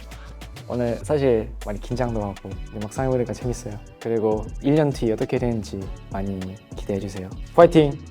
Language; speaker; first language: Korean; non-native, fluent; Thai